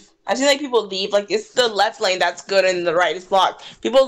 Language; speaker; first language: English; native; English